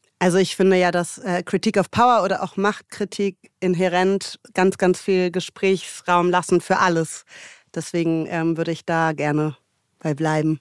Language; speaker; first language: German; native; German